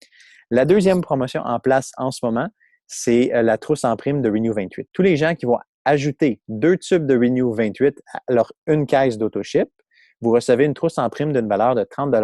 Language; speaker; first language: French; native; French